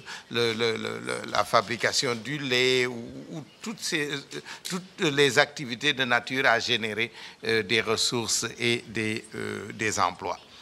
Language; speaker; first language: French; non-native, local second language; Wolof